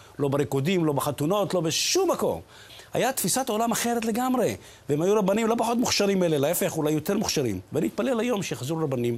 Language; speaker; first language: Hebrew; early bilingual, other home language; Arabic